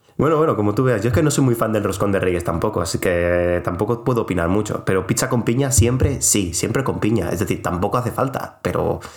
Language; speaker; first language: Spanish; non-native, local second language; Catalan